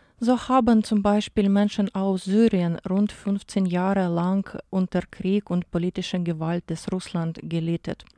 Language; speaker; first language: German; non-native, fluent; Ukrainian